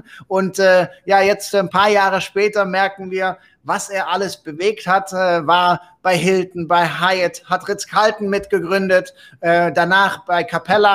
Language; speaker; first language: German; native; German